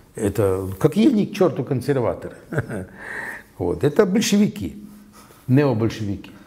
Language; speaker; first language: Russian; non-native, local second language; Latvian